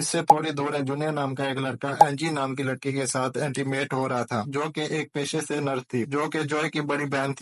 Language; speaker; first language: Hindi; native; Hindi